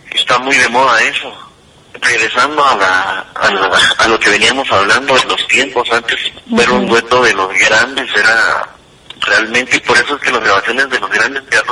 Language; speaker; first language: Spanish; native; Spanish